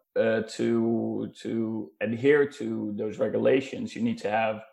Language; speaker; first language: English; non-native, fluent; Dutch